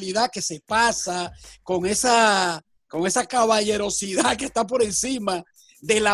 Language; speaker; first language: Spanish; native; Spanish